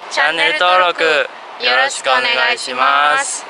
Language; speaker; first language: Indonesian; non-native, learner; Japanese